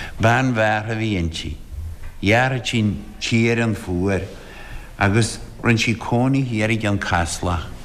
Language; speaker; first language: Irish; native; Irish